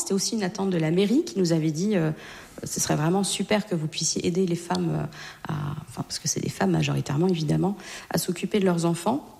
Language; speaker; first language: French; native; French